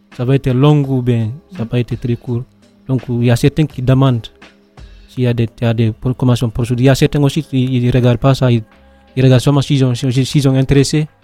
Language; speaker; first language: French; non-native, local second language; Fula